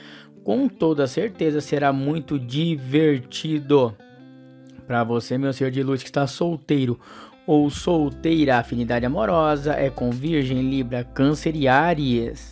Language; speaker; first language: Portuguese; native; Portuguese